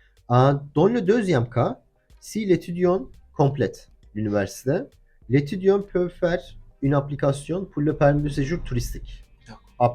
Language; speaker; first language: French; non-native, learner; Turkish